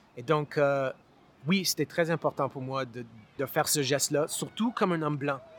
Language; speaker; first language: French; non-native, local second language; English